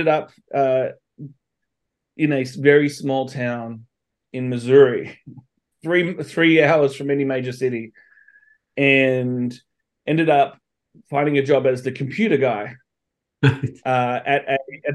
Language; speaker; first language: English; native; English